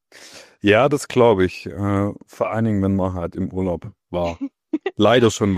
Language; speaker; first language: German; native; German